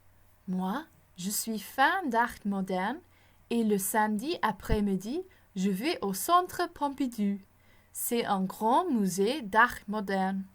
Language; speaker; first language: French; non-native, fluent; English